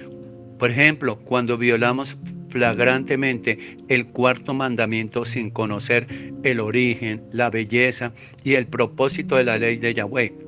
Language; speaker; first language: Spanish; native; Spanish